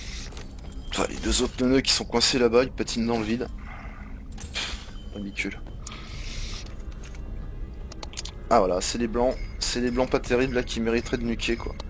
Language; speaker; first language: French; native; French